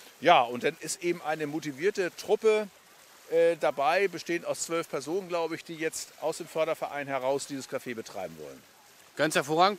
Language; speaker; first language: German; native; German